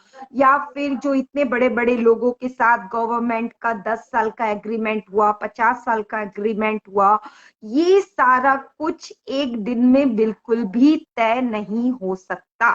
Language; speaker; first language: Hindi; native; Hindi